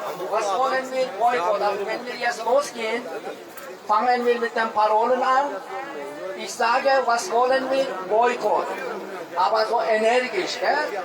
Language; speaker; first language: German; native; German